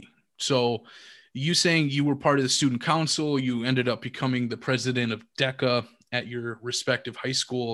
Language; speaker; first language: English; native; English